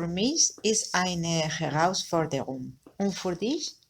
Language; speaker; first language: German; non-native, learner; Spanish